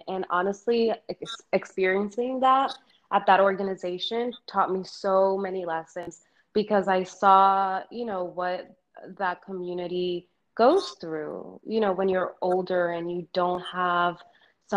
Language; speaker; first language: English; early bilingual, other home language; Spanish